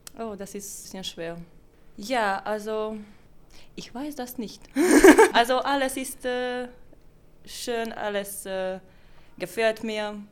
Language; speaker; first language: German; non-native, learner; Hungarian